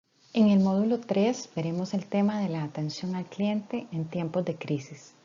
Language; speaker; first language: Spanish; native; Spanish